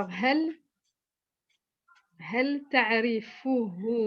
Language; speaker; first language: Arabic; non-native, learner; French